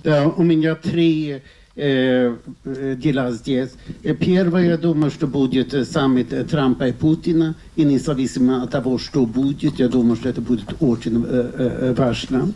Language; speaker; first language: Russian; non-native, fluent; Swedish